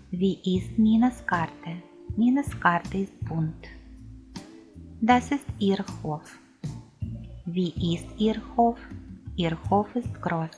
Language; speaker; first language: German; non-native, fluent; Ukrainian